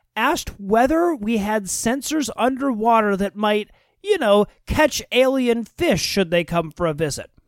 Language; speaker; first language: English; native; English